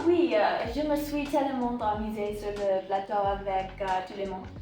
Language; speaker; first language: French; non-native, learner; English